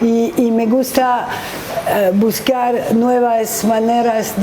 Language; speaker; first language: Spanish; non-native, learner; French